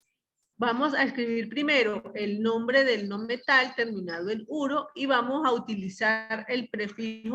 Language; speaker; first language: Spanish; native; Spanish